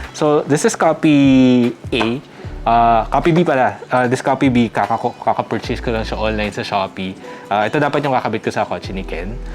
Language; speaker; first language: Filipino; native; Filipino